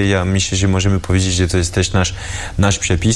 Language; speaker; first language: Polish; early bilingual, heritage; French